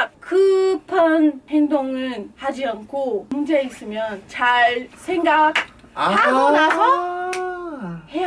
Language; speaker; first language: Korean; non-native, fluent; Portuguese